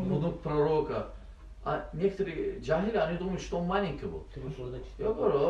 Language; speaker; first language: Russian; non-native, learner; Azerbaijani